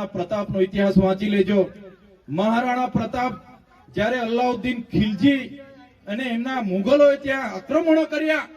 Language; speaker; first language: Gujarati; non-native, local second language; Vasavi